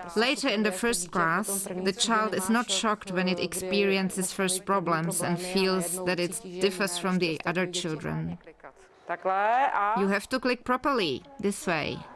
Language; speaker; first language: English; non-native, fluent; Czech